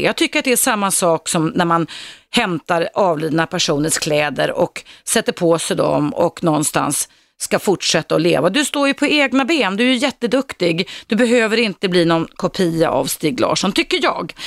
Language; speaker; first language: Swedish; native; Swedish